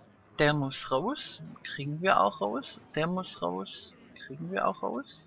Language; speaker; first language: German; native; German